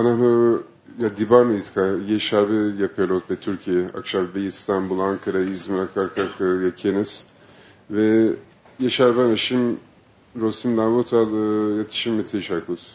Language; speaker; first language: Hebrew; non-native, fluent; Turkish